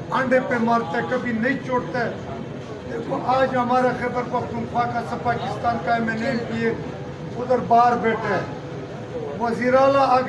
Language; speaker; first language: Urdu; non-native, local second language; Pashto